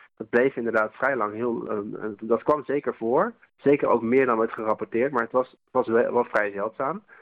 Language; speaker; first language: Dutch; native; Dutch